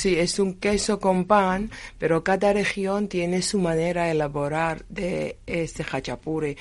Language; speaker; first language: Spanish; non-native, learner; Georgian